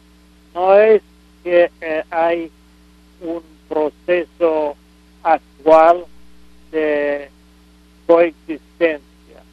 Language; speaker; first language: Spanish; non-native, fluent; English